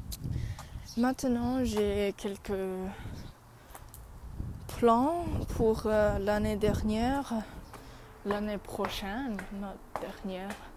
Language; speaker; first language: French; non-native, learner; English